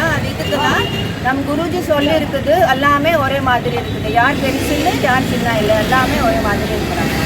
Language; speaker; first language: Tamil; non-native, local second language; Punjabi